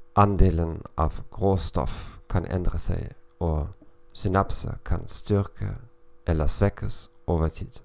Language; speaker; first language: Norwegian; non-native, learner; German